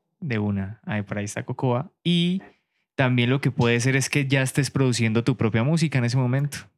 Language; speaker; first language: Spanish; native; Spanish